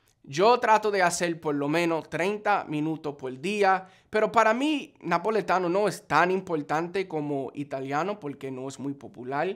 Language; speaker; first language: Spanish; non-native, fluent; English